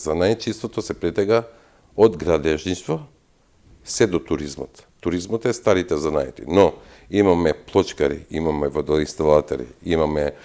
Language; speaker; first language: Macedonian; non-native, local second language; Albanian